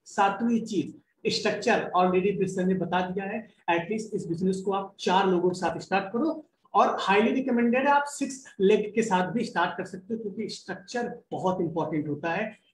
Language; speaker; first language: Hindi; native; Hindi